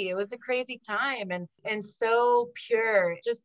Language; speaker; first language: English; early bilingual, other home language; Spanish